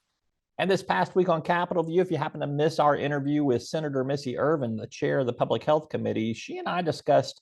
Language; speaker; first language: English; native; English